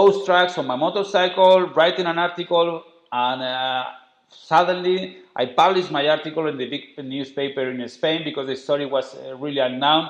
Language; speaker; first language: English; non-native, fluent; Spanish